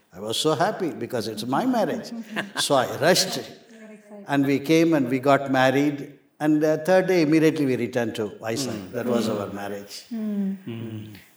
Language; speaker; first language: English; non-native, local second language; Tamil